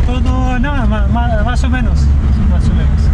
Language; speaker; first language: Spanish; non-native, learner; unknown